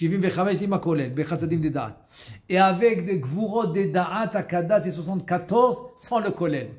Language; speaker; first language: Hebrew; non-native, fluent; French